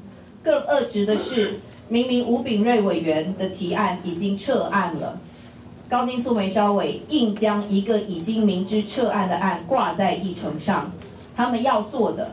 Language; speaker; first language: Chinese; native; Chinese